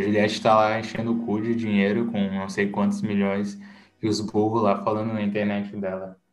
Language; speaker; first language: Portuguese; native; Portuguese